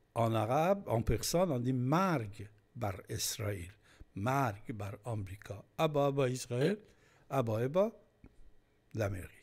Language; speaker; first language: French; non-native, fluent; Persian